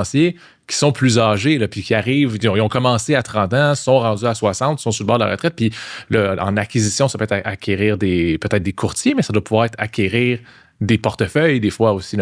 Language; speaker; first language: French; native; French